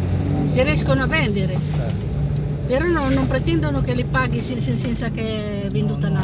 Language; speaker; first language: Italian; non-native, fluent; Filipino